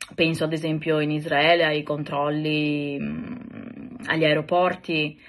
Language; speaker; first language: Italian; native; Italian